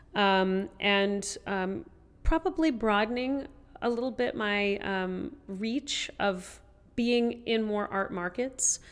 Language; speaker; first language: English; native; English